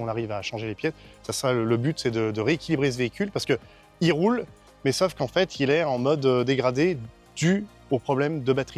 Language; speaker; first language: French; native; French